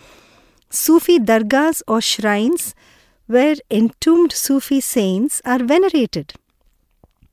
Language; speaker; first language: English; non-native, local second language; Telugu